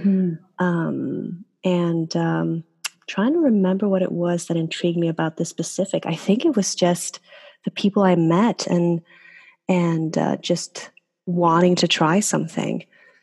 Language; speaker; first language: English; non-native, fluent; Swedish